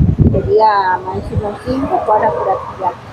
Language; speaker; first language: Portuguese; non-native, learner; Spanish